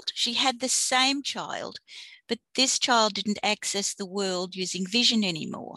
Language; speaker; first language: English; native; English